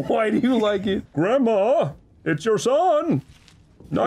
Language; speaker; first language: English; native; English